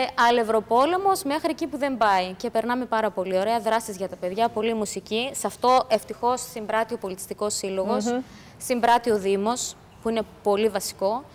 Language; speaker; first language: Greek; native; Greek